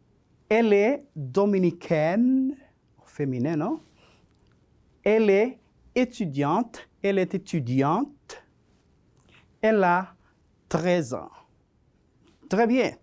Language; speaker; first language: French; non-native, fluent; Spanish